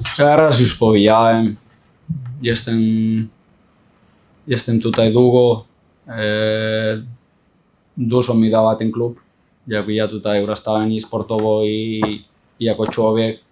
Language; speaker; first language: Polish; non-native, fluent; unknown